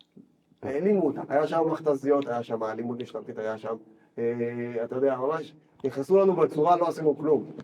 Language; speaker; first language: Hebrew; native; Hebrew